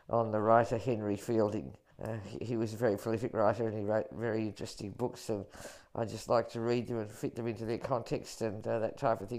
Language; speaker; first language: English; native; English